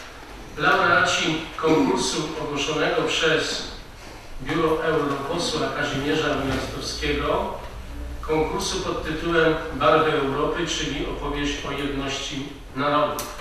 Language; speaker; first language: Polish; native; Polish